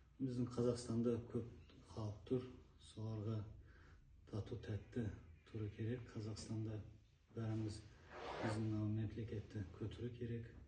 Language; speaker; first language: Kazakh; non-native, local second language; Turkish